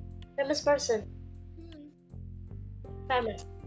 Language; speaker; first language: English; non-native, learner; Indonesian